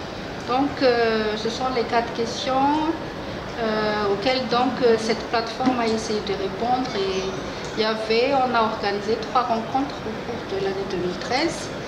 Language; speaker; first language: French; non-native, local second language; Malagasy